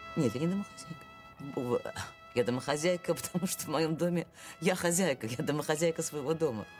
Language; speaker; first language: Russian; native; Russian